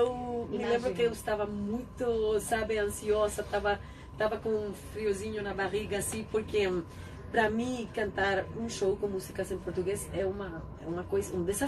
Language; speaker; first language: Portuguese; non-native, fluent; Spanish